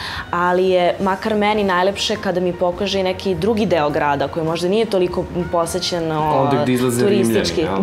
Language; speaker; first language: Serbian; early bilingual, heritage; Serbian